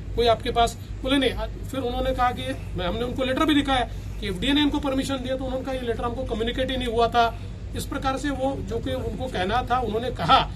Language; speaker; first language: Hindi; non-native, local second language; Marathi